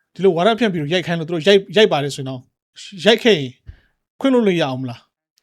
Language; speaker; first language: Burmese; native; Burmese